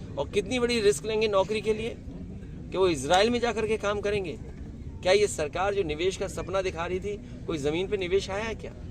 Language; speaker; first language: Hindi; native; Hindi